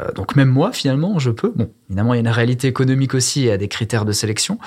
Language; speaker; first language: French; native; French